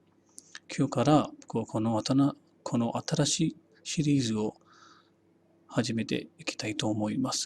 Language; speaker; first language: Japanese; non-native, fluent; Hindi